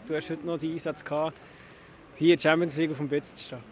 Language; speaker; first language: German; native; German